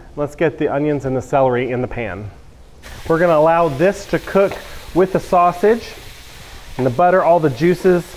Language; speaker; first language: English; native; English